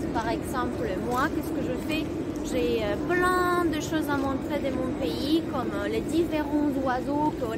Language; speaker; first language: French; non-native, fluent; Spanish